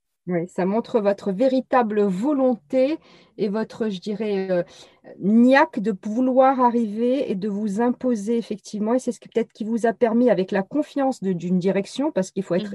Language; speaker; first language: French; native; French